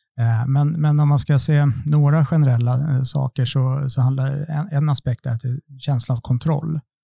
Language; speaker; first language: Swedish; native; Swedish